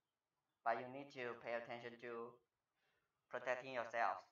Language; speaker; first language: English; non-native, fluent; Chinese